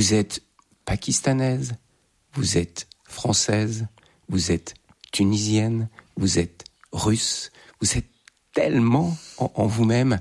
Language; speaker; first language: French; native; French